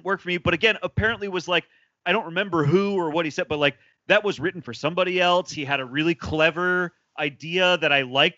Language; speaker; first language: English; native; English